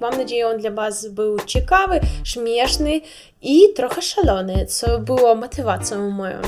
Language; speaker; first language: Polish; non-native, learner; Russian